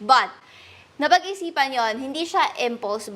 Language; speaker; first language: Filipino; native; Filipino